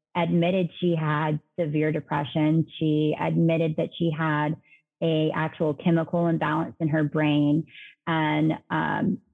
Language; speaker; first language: English; native; English